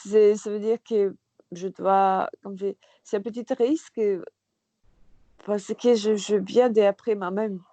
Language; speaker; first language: French; non-native, learner; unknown